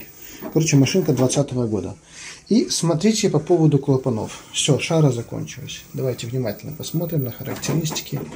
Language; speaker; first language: Russian; native; Russian